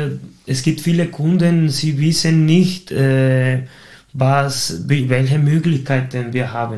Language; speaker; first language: German; non-native, fluent; Spanish